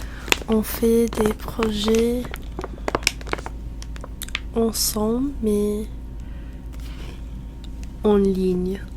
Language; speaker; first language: French; non-native, learner; English